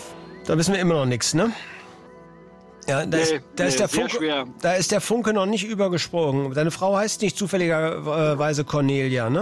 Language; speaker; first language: German; native; German